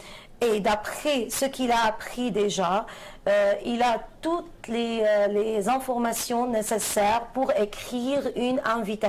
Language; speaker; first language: French; non-native, fluent; Arabic